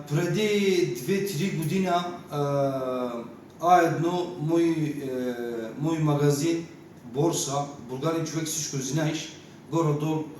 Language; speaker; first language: Bulgarian; non-native, learner; Turkish